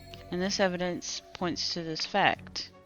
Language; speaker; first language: English; native; English